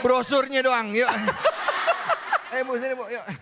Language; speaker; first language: Indonesian; native; Indonesian